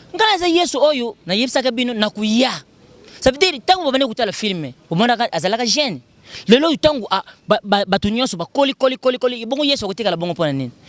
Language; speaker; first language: Lingala; non-native, local second language; Kituba (Democratic Republic of Congo)